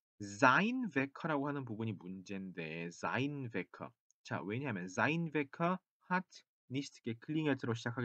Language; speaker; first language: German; non-native, fluent; Korean